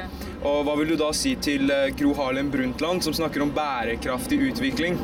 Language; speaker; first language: Norwegian; native; Norwegian